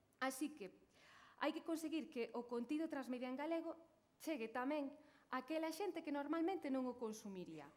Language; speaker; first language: Galician; native; Galician